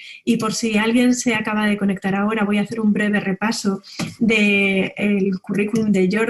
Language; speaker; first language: Spanish; native; Spanish